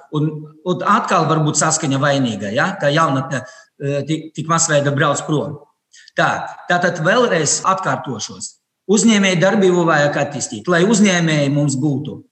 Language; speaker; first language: Latvian; non-native, local second language; Russian